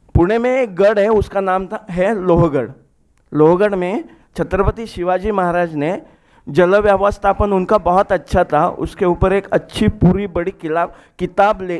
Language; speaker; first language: Hindi; non-native, local second language; Marathi